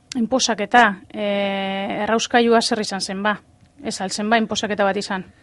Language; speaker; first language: Basque; native; Basque